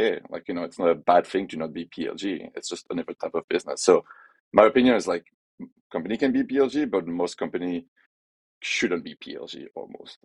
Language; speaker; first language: English; non-native, fluent; French